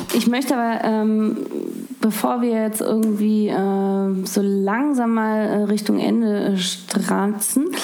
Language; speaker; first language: German; native; German